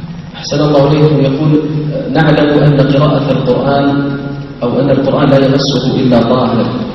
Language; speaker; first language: Arabic; native; Arabic